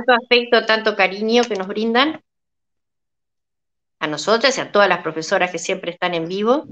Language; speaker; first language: Spanish; native; Spanish